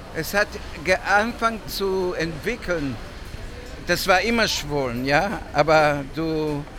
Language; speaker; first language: German; non-native, fluent; Hebrew